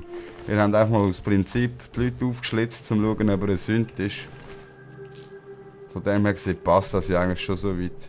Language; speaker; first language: German; native; German